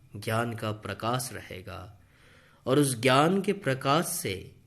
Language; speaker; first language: Hindi; non-native, local second language; Bangla